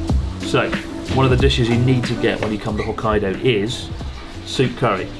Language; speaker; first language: English; native; English